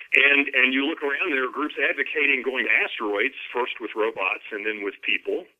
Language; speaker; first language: English; native; English